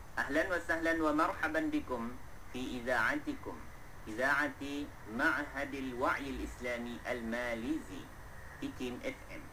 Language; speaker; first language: Arabic; non-native, fluent; Malay